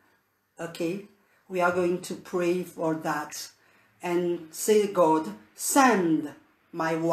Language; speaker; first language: English; non-native, learner; French